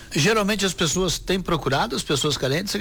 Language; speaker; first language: Portuguese; native; Portuguese